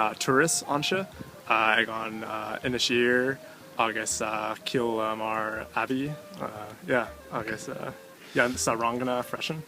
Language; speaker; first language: Irish; non-native, learner; English